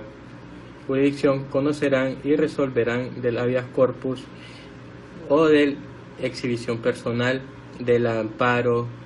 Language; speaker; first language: Spanish; native; Spanish